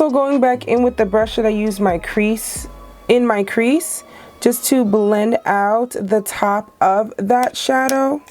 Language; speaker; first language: English; native; English